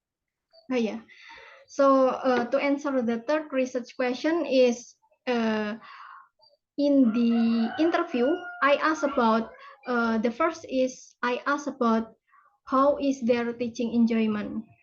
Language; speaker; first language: English; non-native, fluent; Indonesian